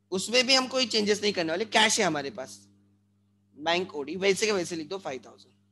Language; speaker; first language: Hindi; non-native, local second language; Marathi